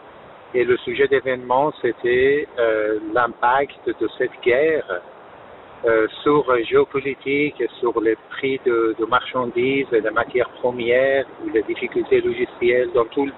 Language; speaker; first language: French; non-native, fluent; Persian